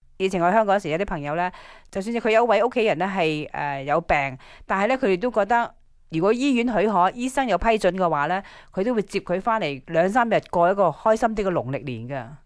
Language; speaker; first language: Cantonese; native; Cantonese